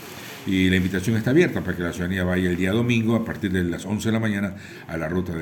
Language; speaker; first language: Spanish; native; Spanish